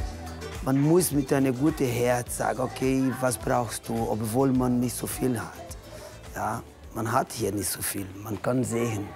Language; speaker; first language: German; non-native, learner; Portuguese